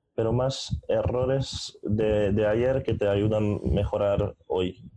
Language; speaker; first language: Spanish; non-native, fluent; Hungarian